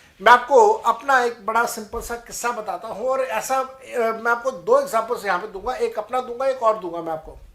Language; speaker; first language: Hindi; non-native, local second language; Punjabi